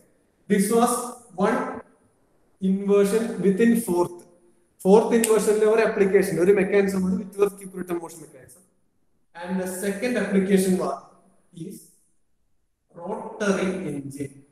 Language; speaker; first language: English; non-native, local second language; Malayalam